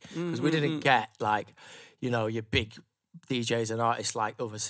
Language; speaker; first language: English; native; English